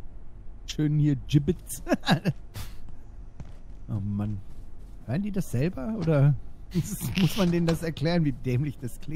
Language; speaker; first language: German; native; German